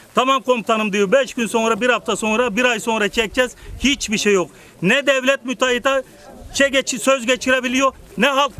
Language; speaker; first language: Turkish; native; Turkish